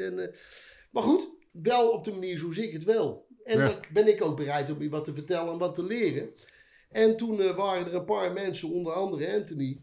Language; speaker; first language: Dutch; native; Dutch